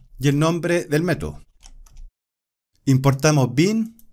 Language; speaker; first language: Spanish; native; Spanish